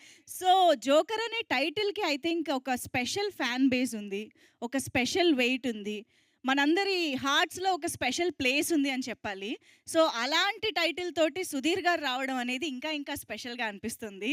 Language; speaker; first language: Telugu; native; Telugu